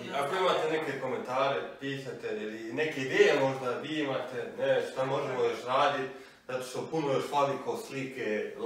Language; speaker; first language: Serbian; early bilingual, heritage; Serbian